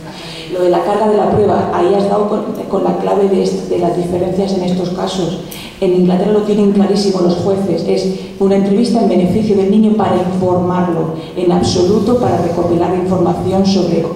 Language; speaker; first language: Spanish; native; Spanish